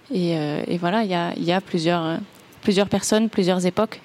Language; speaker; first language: French; native; French